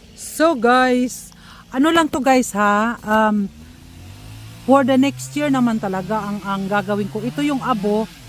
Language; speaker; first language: Filipino; native; Filipino